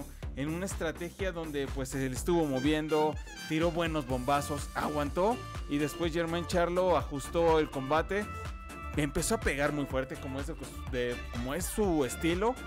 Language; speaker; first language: Spanish; native; Spanish